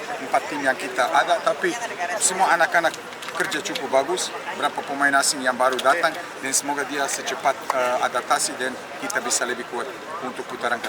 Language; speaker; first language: Indonesian; non-native, learner; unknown